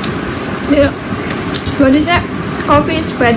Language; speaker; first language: English; non-native, learner; Indonesian